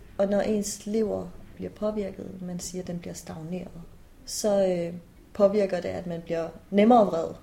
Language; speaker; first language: Danish; early bilingual, other home language; Persian